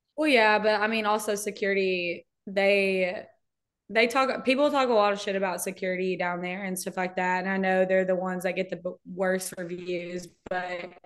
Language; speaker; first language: English; native; English